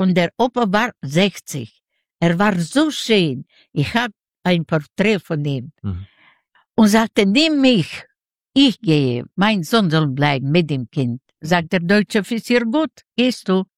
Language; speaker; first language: German; non-native, learner; Yiddish